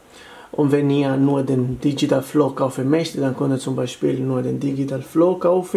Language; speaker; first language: German; non-native, fluent; Italian